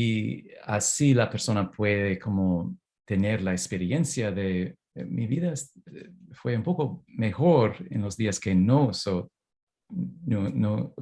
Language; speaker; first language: Spanish; non-native, fluent; English